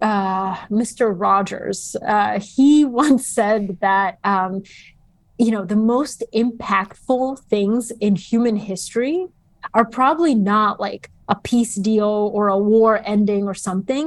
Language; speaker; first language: English; early bilingual, other home language; Bulgarian